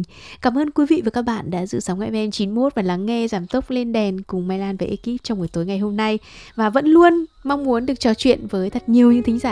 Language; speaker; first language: Vietnamese; native; Vietnamese